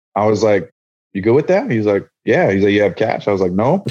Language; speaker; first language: English; native; English